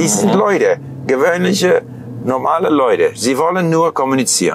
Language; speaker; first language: German; non-native, fluent; English